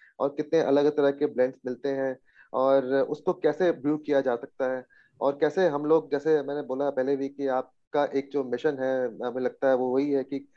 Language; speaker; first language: Hindi; native; Hindi